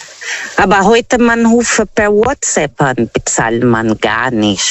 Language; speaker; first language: German; non-native, learner; Portuguese